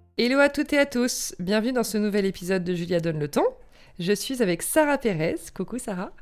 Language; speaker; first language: French; native; French